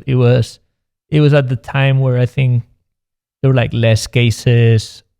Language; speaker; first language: English; non-native, fluent; Spanish